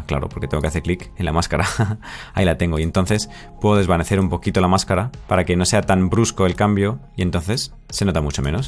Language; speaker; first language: Spanish; native; Spanish